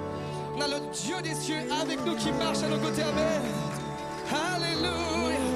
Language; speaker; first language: French; native; French